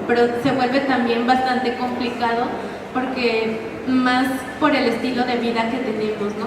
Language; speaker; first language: Spanish; native; Spanish